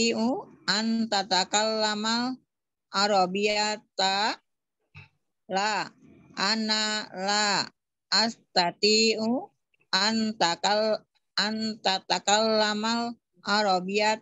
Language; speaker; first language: Arabic; non-native, learner; Indonesian